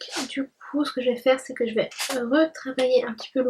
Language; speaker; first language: French; native; French